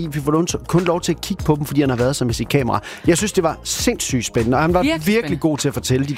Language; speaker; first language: Danish; native; Danish